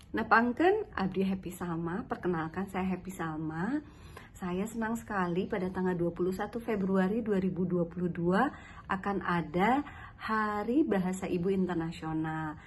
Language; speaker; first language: Indonesian; non-native, local second language; Sundanese